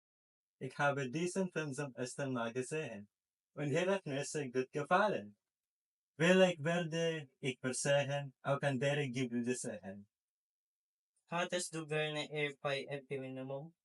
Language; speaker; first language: German; non-native, learner; Filipino